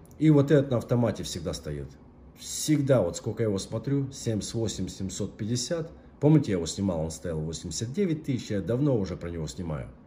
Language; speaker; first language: Russian; native; Russian